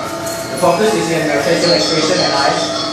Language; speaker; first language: English; non-native, local second language; Indonesian